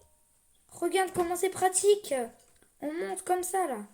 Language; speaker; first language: French; native; French